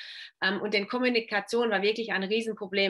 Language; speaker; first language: German; non-native, fluent; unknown